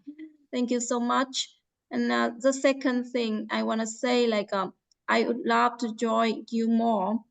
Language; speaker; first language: English; non-native, fluent; Vietnamese